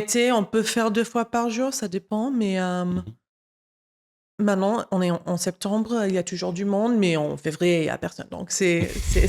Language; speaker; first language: French; non-native, fluent; English